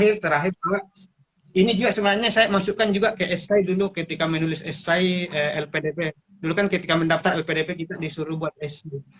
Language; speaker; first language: Indonesian; non-native, local second language; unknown